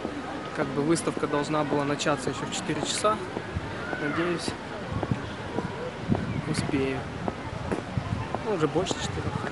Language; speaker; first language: Russian; native; Russian